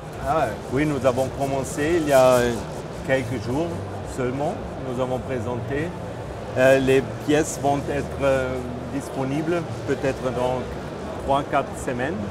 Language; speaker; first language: French; non-native, fluent; German